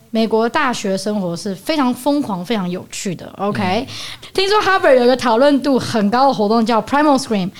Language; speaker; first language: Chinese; native; Chinese